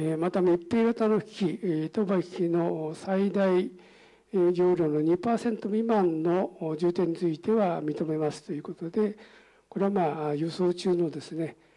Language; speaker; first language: Japanese; native; Japanese